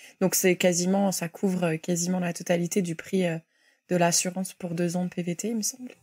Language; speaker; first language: French; native; French